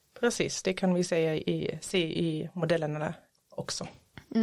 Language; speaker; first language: Swedish; non-native, fluent; German